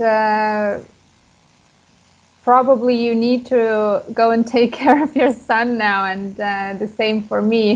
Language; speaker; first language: English; non-native, fluent; Estonian